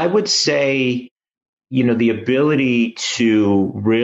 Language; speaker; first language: English; native; English